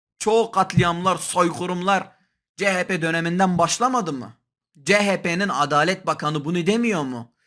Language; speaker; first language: Turkish; non-native, local second language; Kurdish